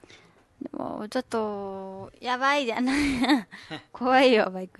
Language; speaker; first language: Japanese; non-native, learner; Nepali